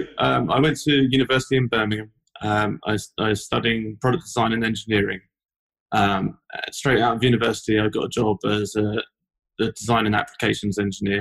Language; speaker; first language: English; native; English